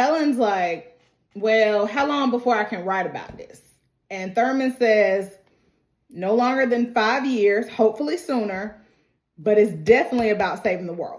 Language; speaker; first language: English; native; English